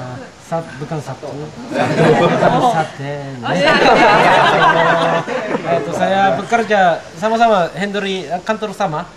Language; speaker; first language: Indonesian; non-native, learner; Japanese